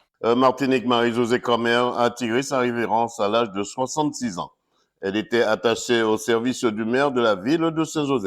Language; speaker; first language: French; native; French